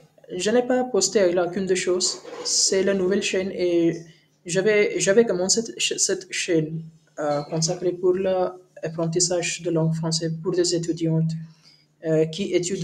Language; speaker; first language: French; non-native, learner; Hindi